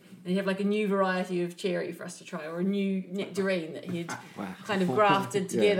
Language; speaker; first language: English; native; English